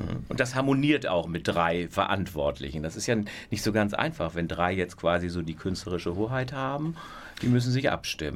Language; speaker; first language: German; native; German